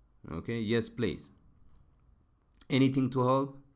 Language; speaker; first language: English; non-native, local second language; Amharic